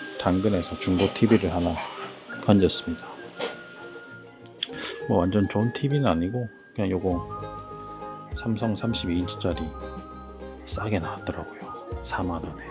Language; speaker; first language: Korean; native; Korean